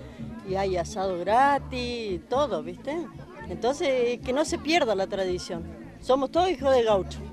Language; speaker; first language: Spanish; native; Spanish